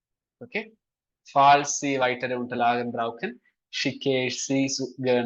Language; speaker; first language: German; non-native, fluent; Malayalam